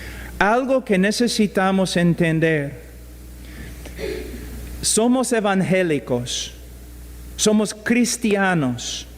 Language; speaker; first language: Spanish; non-native, fluent; English